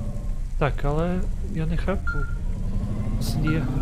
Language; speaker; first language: Czech; non-native, local second language; Ukrainian